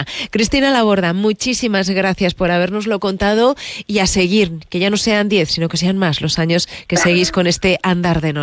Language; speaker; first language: Spanish; native; Spanish